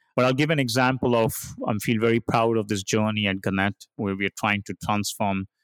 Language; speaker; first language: English; non-native, local second language; Hindi